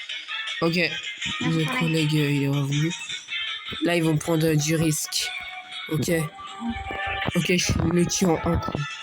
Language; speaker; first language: French; native; French